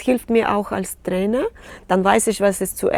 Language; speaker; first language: German; non-native, learner; Russian